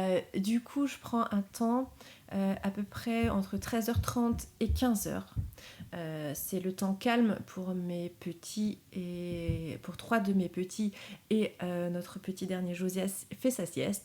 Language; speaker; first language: French; native; French